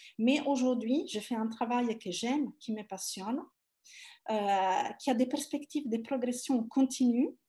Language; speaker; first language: French; non-native, fluent; Italian